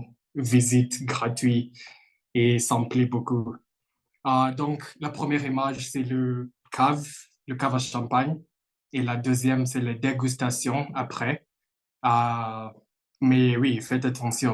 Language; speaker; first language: French; non-native, fluent; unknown